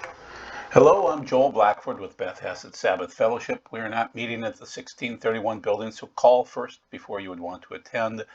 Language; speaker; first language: English; native; English